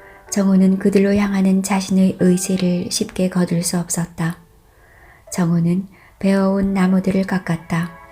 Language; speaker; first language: Korean; native; Korean